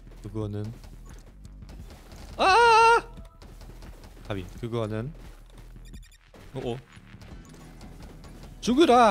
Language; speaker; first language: Korean; non-native, fluent; German